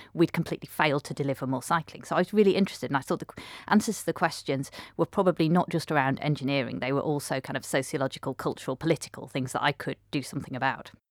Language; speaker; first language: English; native; English